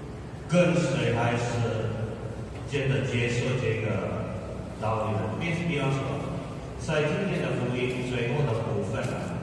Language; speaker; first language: Chinese; non-native, fluent; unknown